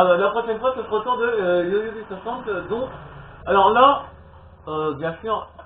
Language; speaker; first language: French; native; French